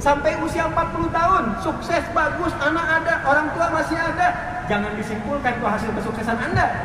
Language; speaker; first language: Indonesian; native; Indonesian